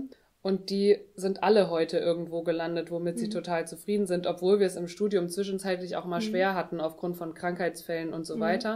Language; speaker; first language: German; native; German